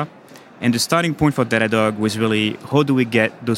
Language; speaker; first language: English; non-native, fluent; French